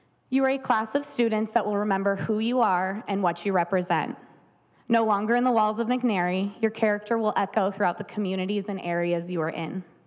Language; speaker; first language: English; native; English